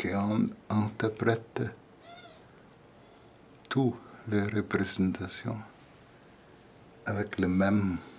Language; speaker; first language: French; non-native, fluent; German